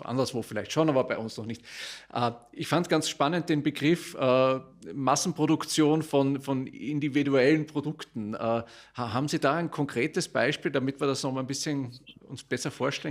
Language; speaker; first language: German; native; German